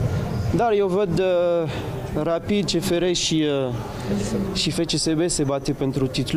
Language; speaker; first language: Romanian; non-native, learner; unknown